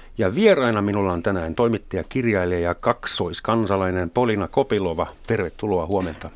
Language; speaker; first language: Finnish; non-native, fluent; German